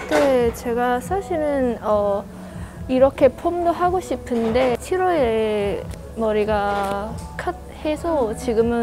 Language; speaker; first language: Korean; non-native, learner; Cantonese